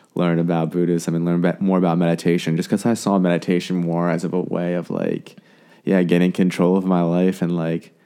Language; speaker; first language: English; native; English